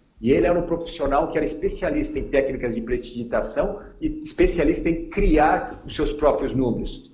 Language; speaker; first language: Portuguese; native; Portuguese